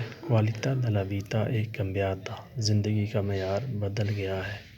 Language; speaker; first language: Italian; non-native, learner; Urdu